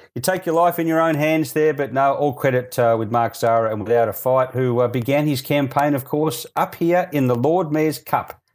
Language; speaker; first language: English; native; English